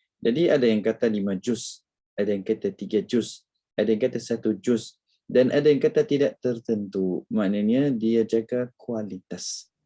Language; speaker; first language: Malay; non-native, fluent; Arabic